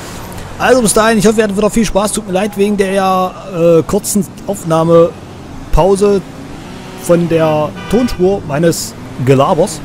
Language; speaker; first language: German; native; German